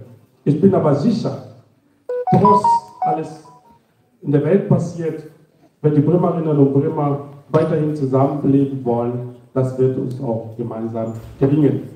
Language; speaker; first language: German; non-native, fluent; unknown